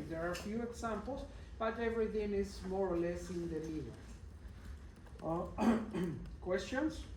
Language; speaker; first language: English; non-native, fluent; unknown